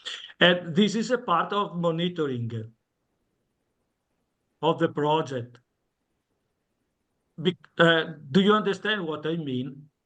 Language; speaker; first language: English; non-native, learner; Italian